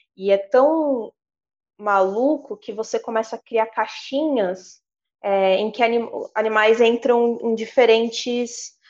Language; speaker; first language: Portuguese; native; Portuguese